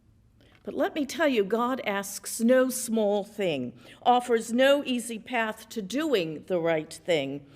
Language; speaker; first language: English; native; English